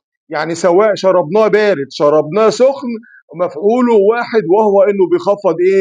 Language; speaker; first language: Arabic; native; Arabic